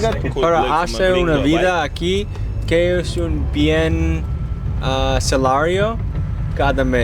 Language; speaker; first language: Spanish; non-native, learner; English